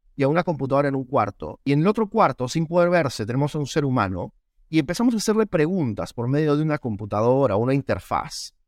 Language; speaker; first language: Spanish; native; Spanish